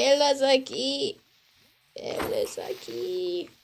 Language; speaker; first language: Spanish; non-native, learner; English